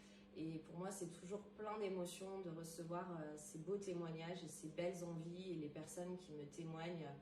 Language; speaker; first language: French; native; French